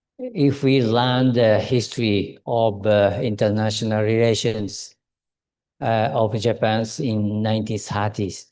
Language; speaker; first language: English; non-native, learner; Japanese